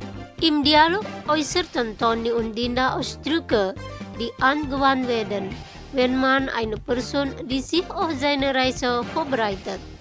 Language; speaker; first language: German; non-native, fluent; Indonesian